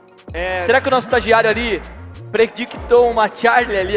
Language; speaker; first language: Portuguese; native; Portuguese